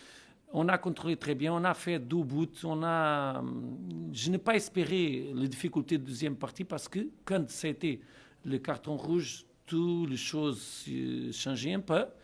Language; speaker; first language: French; non-native, learner; Portuguese